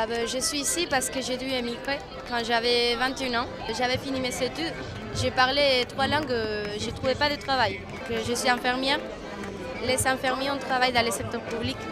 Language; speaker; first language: French; non-native, learner; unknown